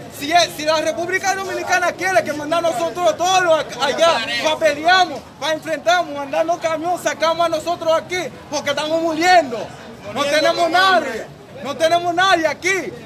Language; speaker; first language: Spanish; non-native, learner; Haitian Creole